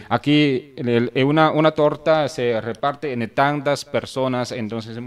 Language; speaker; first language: Spanish; non-native, fluent; Chinese